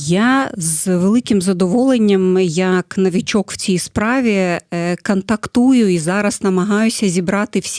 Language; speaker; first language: Ukrainian; non-native, fluent; Russian